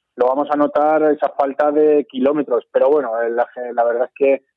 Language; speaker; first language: Spanish; native; Spanish